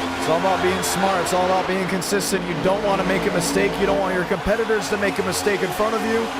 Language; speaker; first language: English; native; English